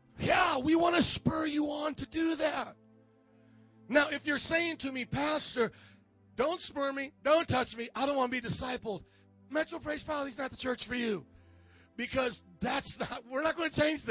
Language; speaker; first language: English; native; English